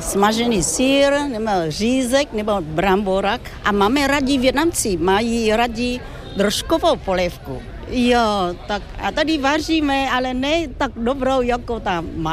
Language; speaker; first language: Czech; non-native, fluent; Vietnamese